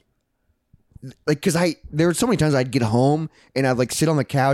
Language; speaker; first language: English; native; English